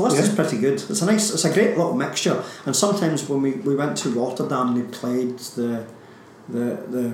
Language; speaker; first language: English; native; English